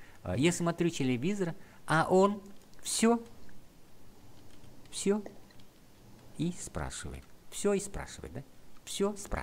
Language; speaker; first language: Russian; non-native, fluent; Vietnamese